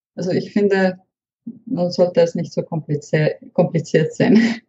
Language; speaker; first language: German; non-native, fluent; Estonian